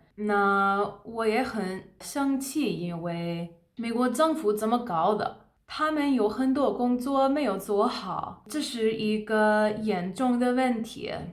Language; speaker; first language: Chinese; non-native, fluent; English